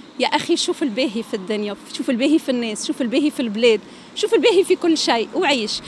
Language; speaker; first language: Arabic; native; Arabic